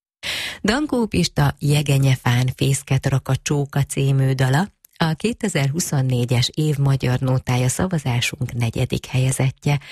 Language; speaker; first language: Hungarian; native; Hungarian